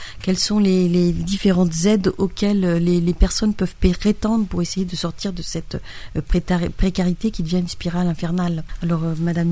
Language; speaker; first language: French; native; French